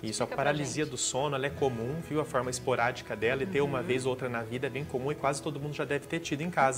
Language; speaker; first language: Portuguese; native; Portuguese